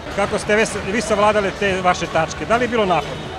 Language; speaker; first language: Serbian; native; Serbian